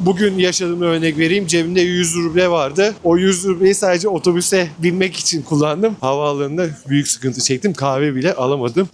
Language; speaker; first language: Turkish; native; Turkish